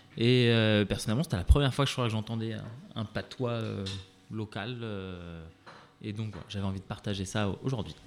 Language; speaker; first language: French; native; French